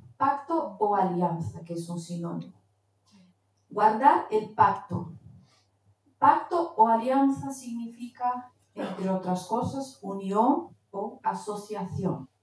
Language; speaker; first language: Spanish; non-native, fluent; Portuguese